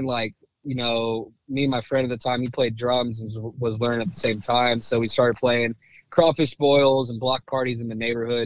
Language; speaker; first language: English; native; English